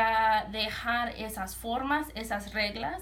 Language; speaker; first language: Spanish; early bilingual, heritage; Spanish